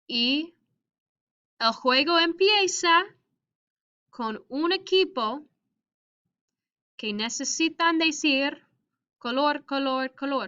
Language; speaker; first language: Spanish; non-native, fluent; English